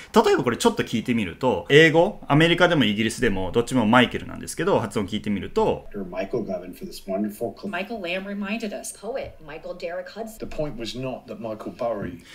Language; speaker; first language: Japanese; native; Japanese